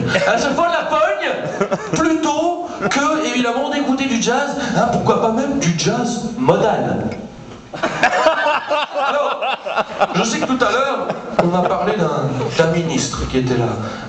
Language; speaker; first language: French; native; French